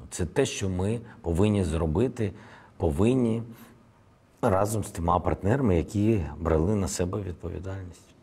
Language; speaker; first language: Ukrainian; non-native, local second language; Russian